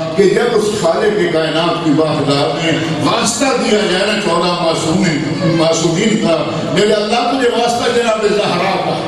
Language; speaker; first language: Urdu; non-native, local second language; Punjabi